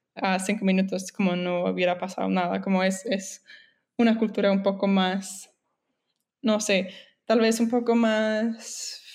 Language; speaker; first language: Spanish; non-native, fluent; English